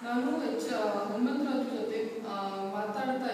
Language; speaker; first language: Kannada; non-native, learner; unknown